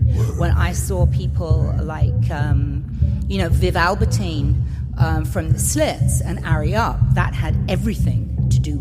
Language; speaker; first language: English; native; English